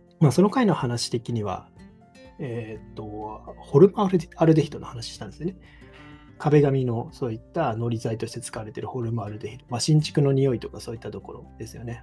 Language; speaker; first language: Japanese; native; Japanese